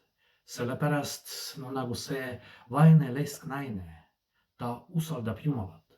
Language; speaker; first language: Estonian; non-native, fluent; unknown